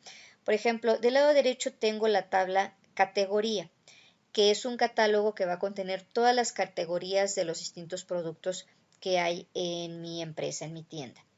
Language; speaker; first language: Spanish; native; Spanish